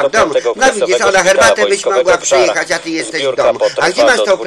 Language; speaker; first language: Polish; native; Polish